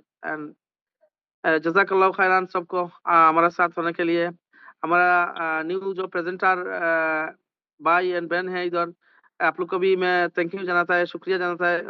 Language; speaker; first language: Hindi; non-native, learner; Bangla